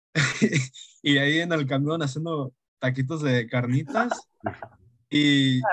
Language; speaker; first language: Spanish; early bilingual, heritage; Spanish